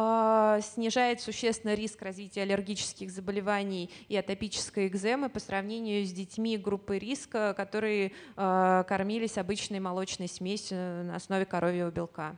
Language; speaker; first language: Russian; native; Russian